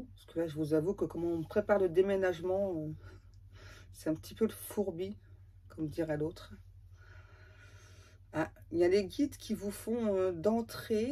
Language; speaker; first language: French; native; French